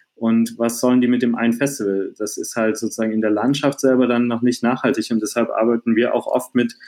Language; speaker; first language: German; native; German